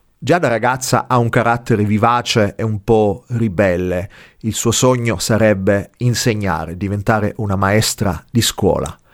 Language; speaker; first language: Italian; native; Italian